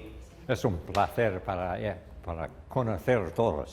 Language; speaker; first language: Spanish; non-native, learner; English